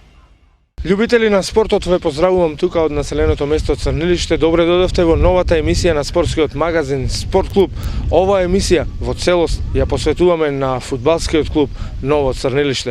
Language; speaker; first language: Macedonian; native; Macedonian